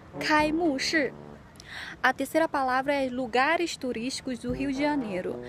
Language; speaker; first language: Portuguese; non-native, fluent; Chinese